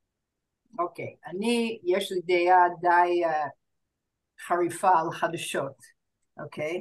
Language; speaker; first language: Hebrew; non-native, fluent; English